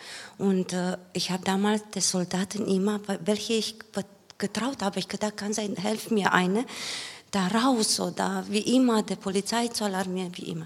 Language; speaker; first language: German; non-native, learner; Romanian